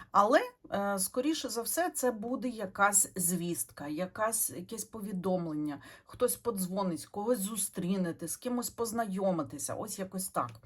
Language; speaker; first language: Ukrainian; non-native, local second language; Russian